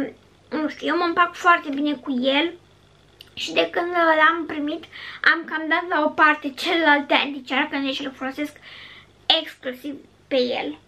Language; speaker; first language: Romanian; native; Romanian